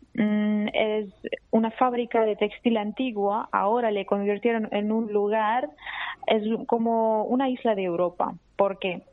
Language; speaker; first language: Spanish; non-native, fluent; Georgian